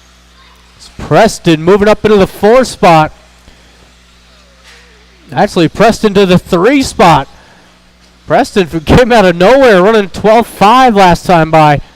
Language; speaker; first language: English; native; English